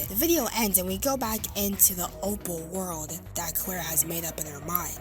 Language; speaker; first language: English; native; English